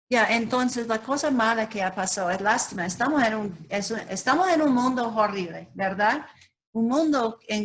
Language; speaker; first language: Spanish; non-native, learner; English